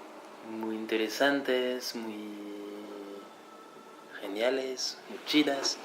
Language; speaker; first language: Spanish; non-native, fluent; French